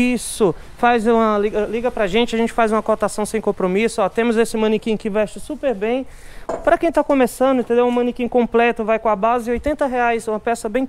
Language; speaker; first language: Portuguese; native; Portuguese